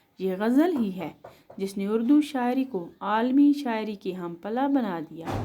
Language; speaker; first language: Urdu; non-native, local second language; Kashmiri